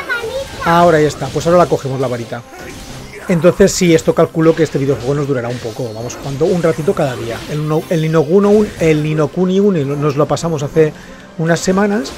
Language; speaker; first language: Spanish; native; Spanish